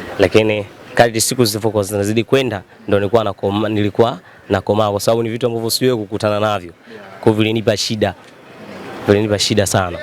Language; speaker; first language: Swahili; native; Swahili